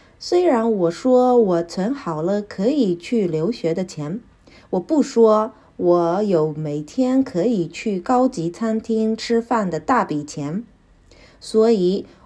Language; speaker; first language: Chinese; non-native, learner; Japanese